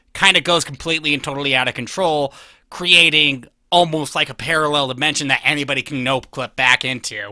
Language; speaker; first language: English; native; English